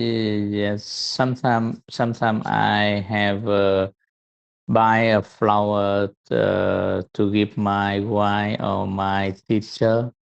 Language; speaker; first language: English; non-native, learner; Vietnamese